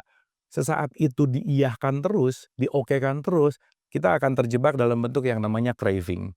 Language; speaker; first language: Indonesian; native; Indonesian